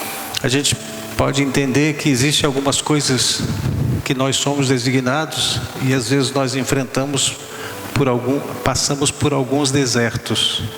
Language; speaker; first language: Portuguese; native; Portuguese